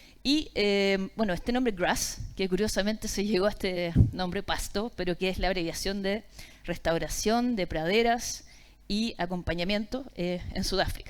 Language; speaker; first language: Spanish; native; Spanish